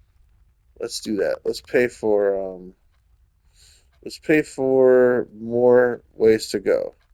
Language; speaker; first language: English; native; English